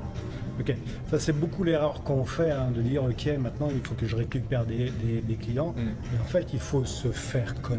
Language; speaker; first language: French; native; French